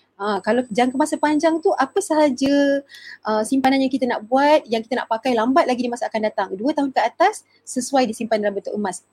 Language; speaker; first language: Malay; native; Malay